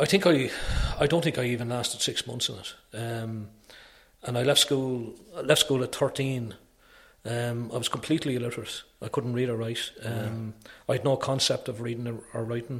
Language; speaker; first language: English; native; English